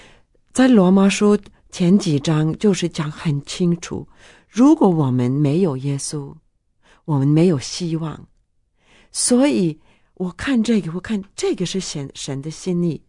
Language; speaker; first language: Chinese; non-native, fluent; Norwegian